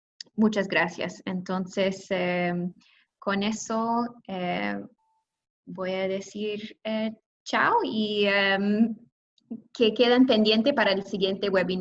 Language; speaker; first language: Spanish; non-native, fluent; English